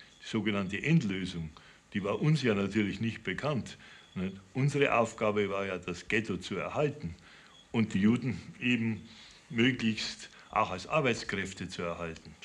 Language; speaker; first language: German; native; German